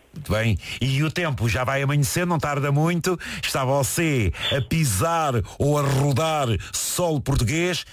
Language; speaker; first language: Portuguese; native; Portuguese